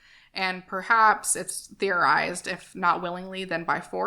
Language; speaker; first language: English; native; English